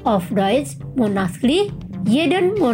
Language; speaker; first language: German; non-native, local second language; Indonesian